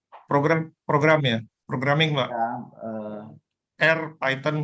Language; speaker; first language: Indonesian; native; Indonesian